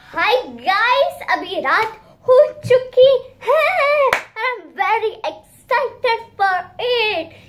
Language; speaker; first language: Hindi; non-native, local second language; Gujarati